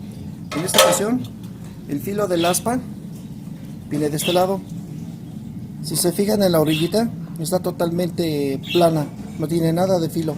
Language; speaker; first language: Spanish; native; Spanish